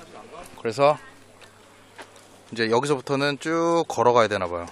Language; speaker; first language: Korean; native; Korean